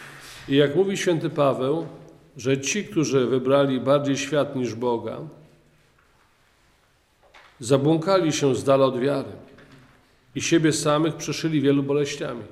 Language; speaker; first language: Polish; native; Polish